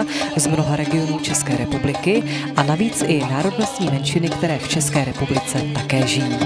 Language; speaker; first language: Czech; native; Czech